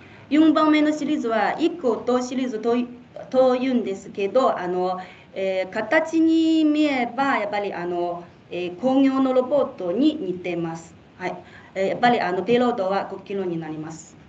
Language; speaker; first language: Japanese; non-native, fluent; Chinese